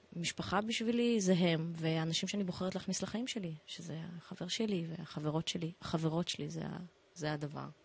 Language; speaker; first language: Hebrew; early bilingual, other home language; Russian